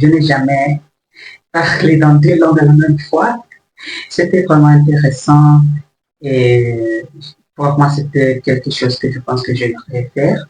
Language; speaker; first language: French; non-native, learner; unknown